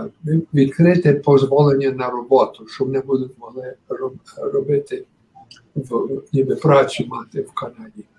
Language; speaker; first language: Ukrainian; early bilingual, heritage; Ukrainian